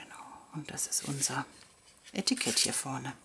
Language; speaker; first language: German; native; German